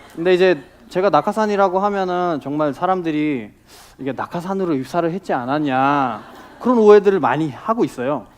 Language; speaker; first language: Korean; non-native, fluent; Nepali